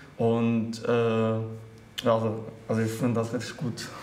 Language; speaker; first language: German; non-native, learner; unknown